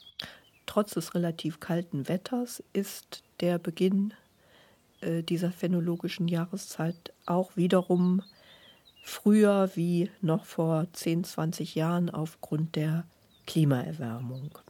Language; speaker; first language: German; native; German